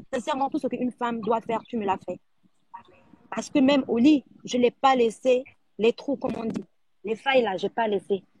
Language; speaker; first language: French; non-native, local second language; Arabic